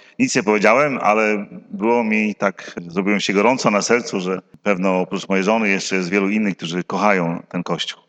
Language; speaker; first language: Polish; native; Polish